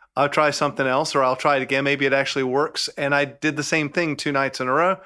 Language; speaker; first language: English; native; English